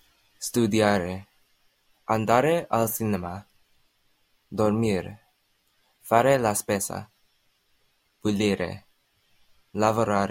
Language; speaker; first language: Italian; non-native, learner; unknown